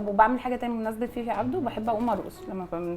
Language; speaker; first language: Arabic; native; Arabic